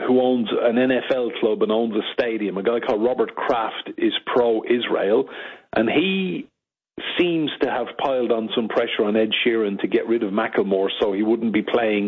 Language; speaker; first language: English; native; English